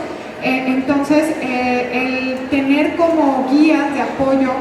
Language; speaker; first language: Spanish; native; Spanish